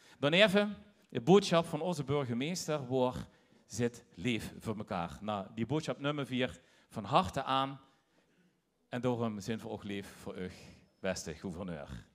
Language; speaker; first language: Dutch; native; Dutch